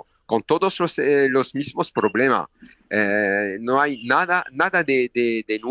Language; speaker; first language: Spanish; non-native, learner; French